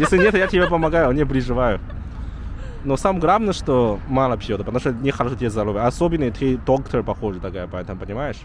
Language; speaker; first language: Russian; non-native, learner; Chinese